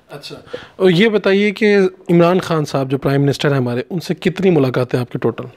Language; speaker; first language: Urdu; non-native, local second language; Punjabi